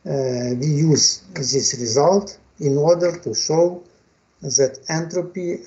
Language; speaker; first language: English; non-native, fluent; Ukrainian